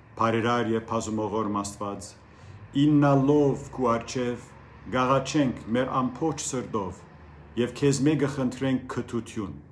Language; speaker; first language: Armenian; early bilingual, heritage; Armenian